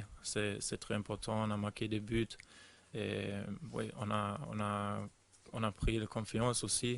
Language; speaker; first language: French; non-native, fluent; German